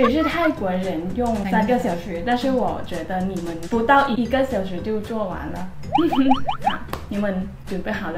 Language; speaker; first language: Chinese; non-native, fluent; Thai